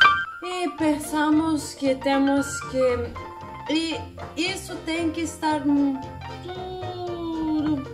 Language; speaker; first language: Portuguese; non-native, learner; Danish